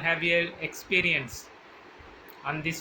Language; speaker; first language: English; non-native, learner; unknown